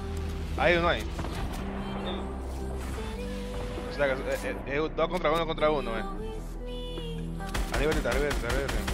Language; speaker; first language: Spanish; native; Spanish